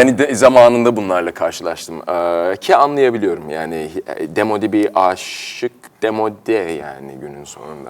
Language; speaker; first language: Turkish; early bilingual, heritage; Turkish